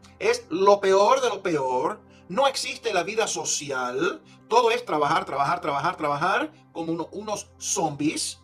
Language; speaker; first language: Spanish; early bilingual, heritage; Spanish